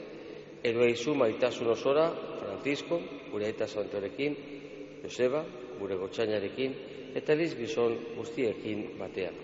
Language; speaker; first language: Basque; native; Basque